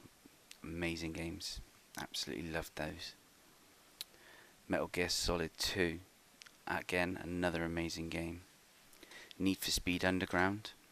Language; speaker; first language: English; native; English